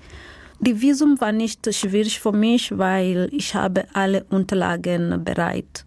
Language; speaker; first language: German; non-native, fluent; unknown